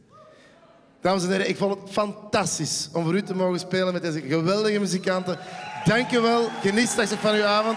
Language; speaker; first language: Dutch; native; Dutch